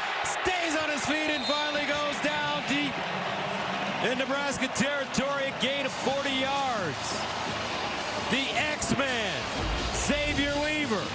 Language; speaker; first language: English; native; English